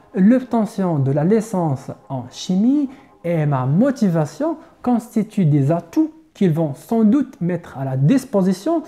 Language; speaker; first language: French; non-native, local second language; Arabic